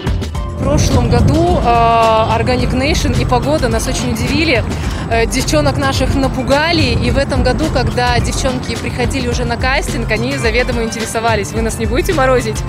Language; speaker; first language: Russian; native; Russian